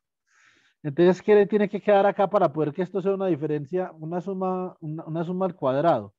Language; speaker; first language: Spanish; native; Spanish